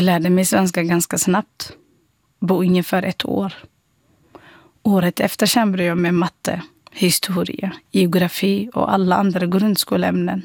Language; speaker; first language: Swedish; non-native, fluent; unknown